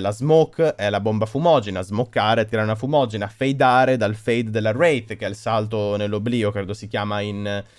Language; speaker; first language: Italian; native; Italian